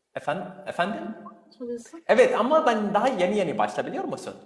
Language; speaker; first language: Turkish; non-native, fluent; Arabic